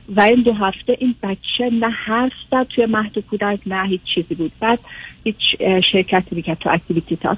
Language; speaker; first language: Persian; native; Persian